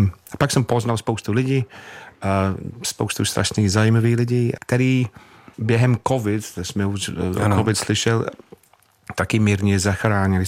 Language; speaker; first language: Czech; non-native, fluent; English